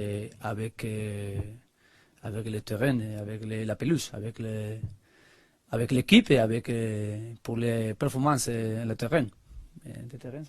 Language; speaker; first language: French; non-native, learner; Spanish